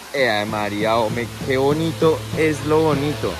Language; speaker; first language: Spanish; native; Spanish